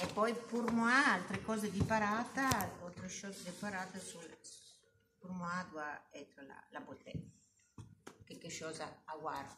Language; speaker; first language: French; non-native, learner; Italian